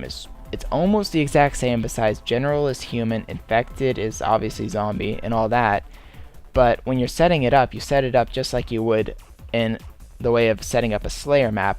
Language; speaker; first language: English; native; English